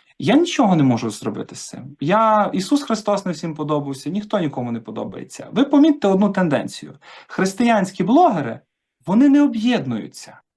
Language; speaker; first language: Ukrainian; native; Ukrainian